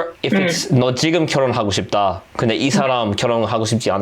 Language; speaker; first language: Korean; non-native, fluent; English